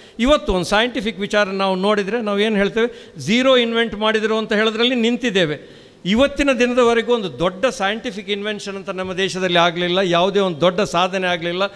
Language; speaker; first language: Kannada; non-native, local second language; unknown